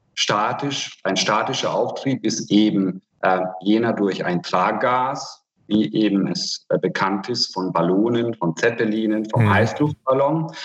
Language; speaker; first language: German; non-native, fluent; Hungarian